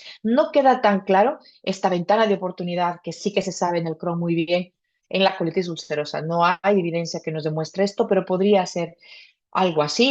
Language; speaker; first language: Spanish; native; Spanish